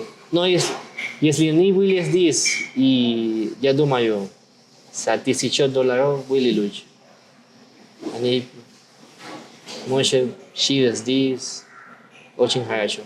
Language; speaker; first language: Russian; non-native, learner; Spanish